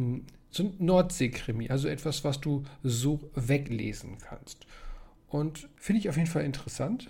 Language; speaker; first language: German; native; German